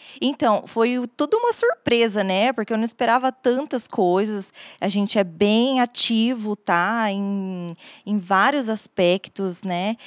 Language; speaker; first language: Portuguese; native; Portuguese